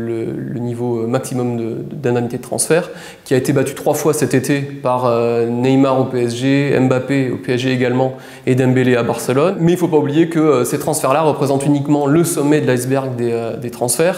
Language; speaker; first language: French; native; French